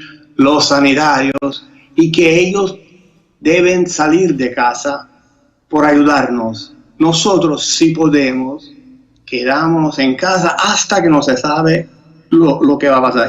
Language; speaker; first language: Spanish; non-native, fluent; Italian